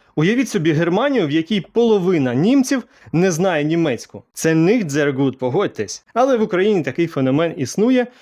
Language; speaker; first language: Ukrainian; non-native, local second language; Russian